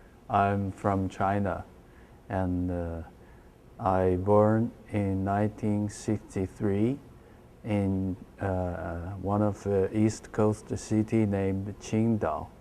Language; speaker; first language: English; non-native, learner; Chinese